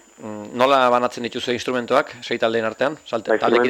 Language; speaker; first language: Basque; native; Basque